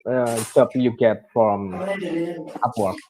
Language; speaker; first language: English; non-native, learner; Indonesian